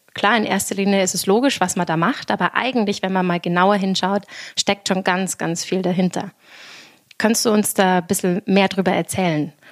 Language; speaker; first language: German; native; German